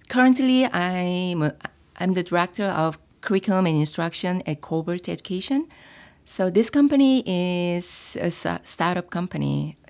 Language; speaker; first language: English; non-native, fluent; Korean